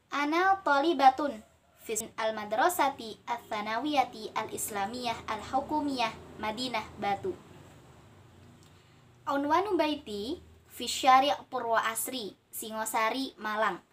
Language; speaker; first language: Arabic; non-native, learner; Indonesian